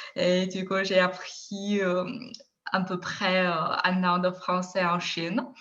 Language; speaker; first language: French; non-native, fluent; Chinese